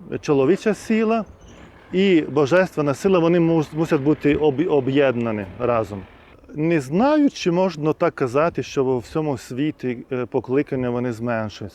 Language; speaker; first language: Ukrainian; non-native, fluent; Lithuanian